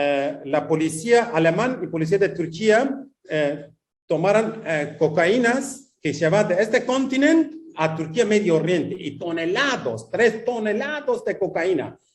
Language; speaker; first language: Spanish; non-native, fluent; Kurdish